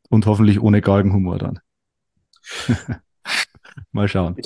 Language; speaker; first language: German; native; German